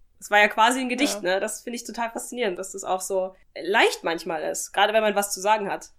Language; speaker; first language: German; native; German